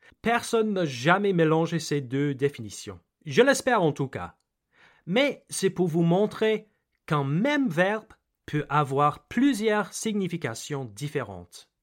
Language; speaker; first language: French; non-native, fluent; English